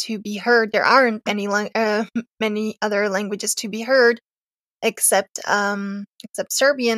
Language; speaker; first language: English; non-native, fluent; Serbian